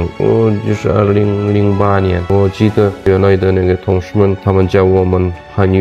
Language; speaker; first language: Chinese; non-native, fluent; Turkmen